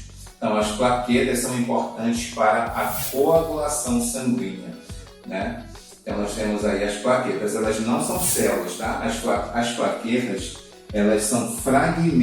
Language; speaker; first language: Portuguese; native; Portuguese